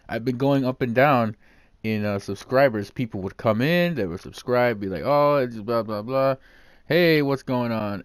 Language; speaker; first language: English; native; English